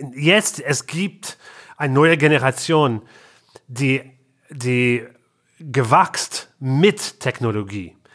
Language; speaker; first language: German; non-native, learner; English